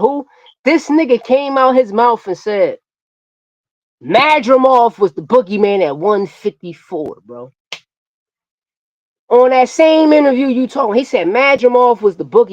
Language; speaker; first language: English; native; English